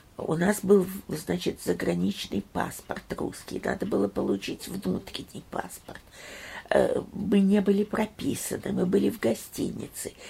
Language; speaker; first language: Russian; early bilingual, heritage; Russian